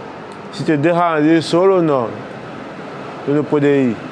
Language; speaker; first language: Spanish; non-native, learner; Arabic